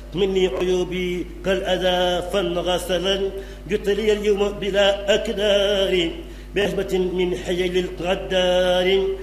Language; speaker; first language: Arabic; non-native, fluent; Wolof